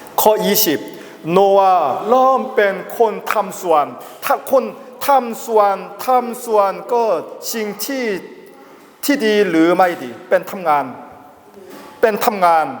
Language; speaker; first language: Thai; non-native, learner; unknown